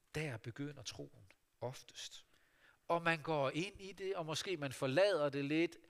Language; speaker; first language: Danish; native; Danish